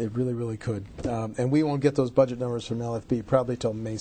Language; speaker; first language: English; native; English